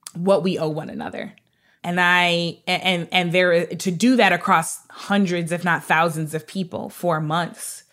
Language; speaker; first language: English; native; English